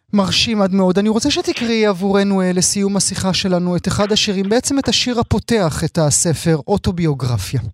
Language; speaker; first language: Hebrew; native; Hebrew